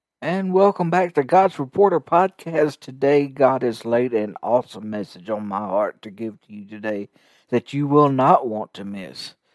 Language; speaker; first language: English; native; English